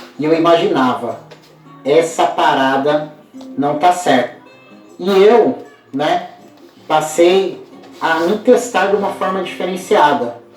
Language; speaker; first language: Portuguese; native; Portuguese